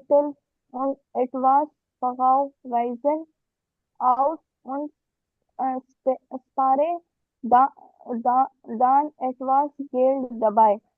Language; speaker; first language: German; non-native, learner; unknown